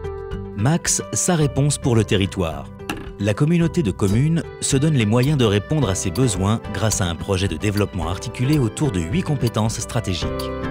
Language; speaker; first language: French; native; French